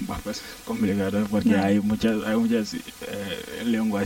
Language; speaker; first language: Spanish; non-native, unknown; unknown